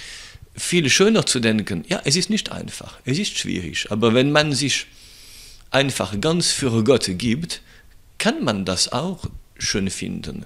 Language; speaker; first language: German; non-native, local second language; French